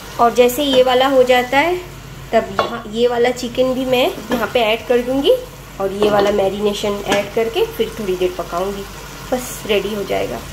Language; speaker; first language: Hindi; non-native, local second language; Bangla